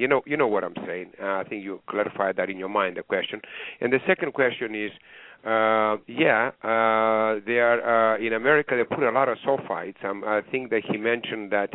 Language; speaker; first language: English; non-native, fluent; Greek